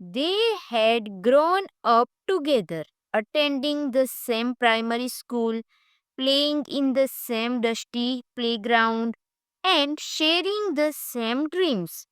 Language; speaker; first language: English; non-native, local second language; Gujarati